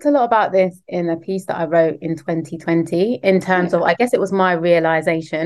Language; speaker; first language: English; native; English